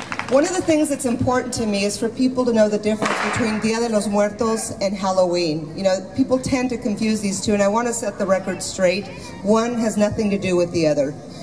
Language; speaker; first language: English; early bilingual, other home language; Spanish